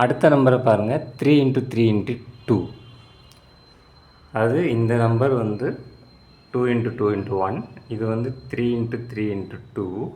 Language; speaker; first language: Tamil; native; Tamil